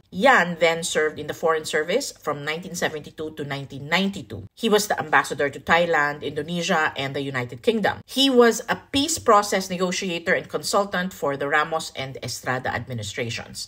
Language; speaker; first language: English; non-native, local second language; Filipino